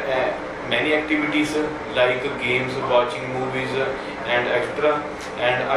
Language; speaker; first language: English; non-native, learner; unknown